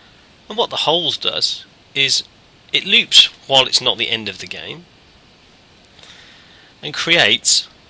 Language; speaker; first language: English; native; English